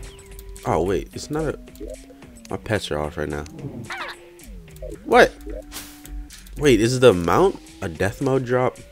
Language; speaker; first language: English; native; English